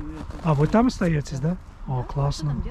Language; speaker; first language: Russian; non-native, learner; English